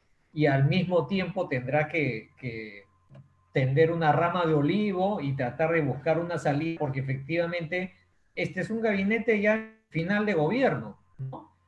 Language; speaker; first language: Spanish; native; Spanish